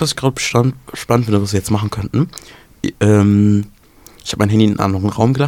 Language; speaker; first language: German; native; German